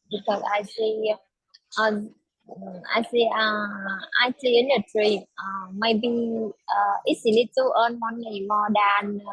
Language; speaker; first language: English; non-native, learner; Vietnamese